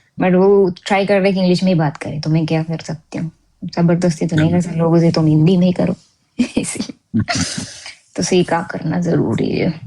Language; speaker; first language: Hindi; non-native, fluent; Nepali